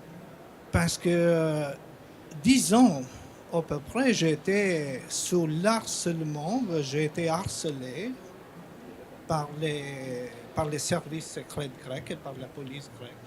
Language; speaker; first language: French; non-native, fluent; Albanian